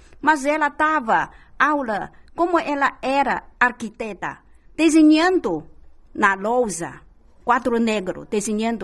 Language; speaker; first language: Portuguese; non-native, fluent; Chinese